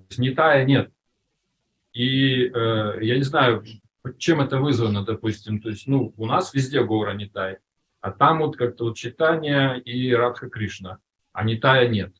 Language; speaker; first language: Russian; native; Russian